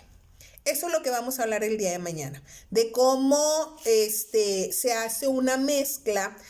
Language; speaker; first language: Spanish; native; Spanish